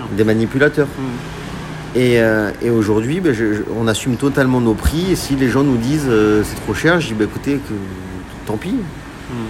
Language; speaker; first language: French; native; French